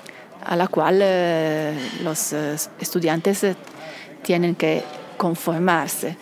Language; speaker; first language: Spanish; non-native, fluent; Italian